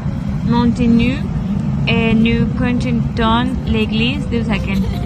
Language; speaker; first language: French; non-native, learner; Spanish